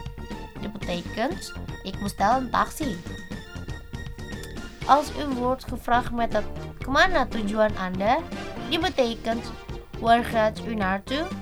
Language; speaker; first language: Dutch; non-native, fluent; Indonesian